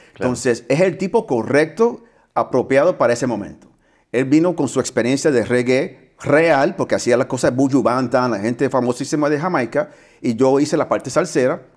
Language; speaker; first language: Spanish; early bilingual, heritage; Spanish